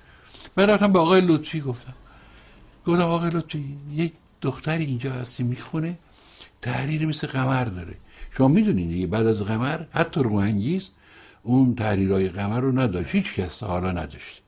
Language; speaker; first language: Persian; native; Persian